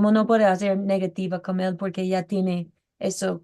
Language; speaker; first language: Spanish; non-native, learner; English